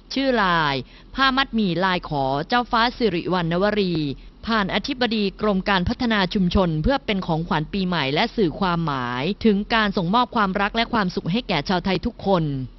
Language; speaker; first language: Thai; native; Thai